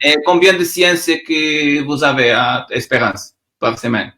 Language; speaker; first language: French; non-native, learner; Portuguese